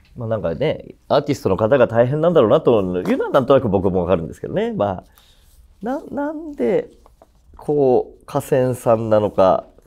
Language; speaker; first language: Japanese; native; Japanese